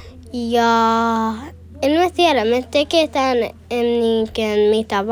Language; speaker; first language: Finnish; early bilingual, heritage; Finnish